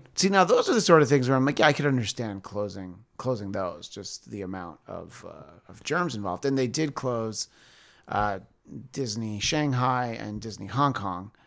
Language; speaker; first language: English; native; English